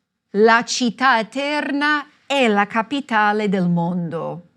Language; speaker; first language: Italian; non-native, fluent; English